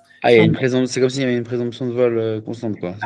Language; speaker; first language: French; native; French